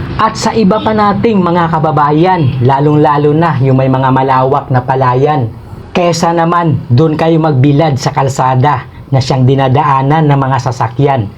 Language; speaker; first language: Filipino; non-native, local second language; Hiligaynon